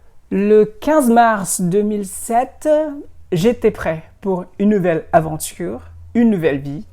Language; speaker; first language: French; non-native, fluent; Indonesian